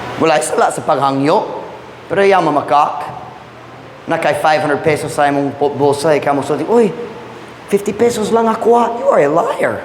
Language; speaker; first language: Cebuano; non-native, fluent; English